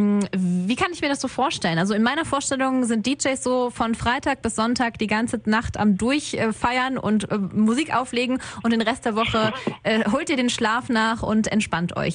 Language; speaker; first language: German; native; German